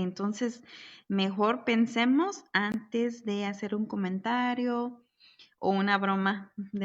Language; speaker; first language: Spanish; native; Spanish